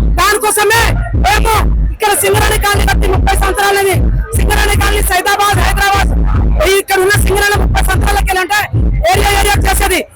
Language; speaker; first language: Telugu; non-native, local second language; Lambadi